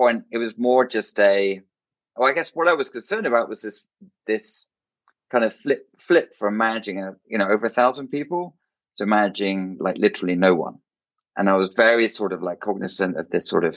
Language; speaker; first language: English; native; English